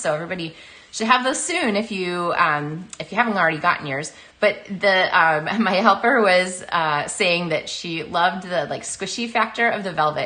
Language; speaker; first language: English; native; English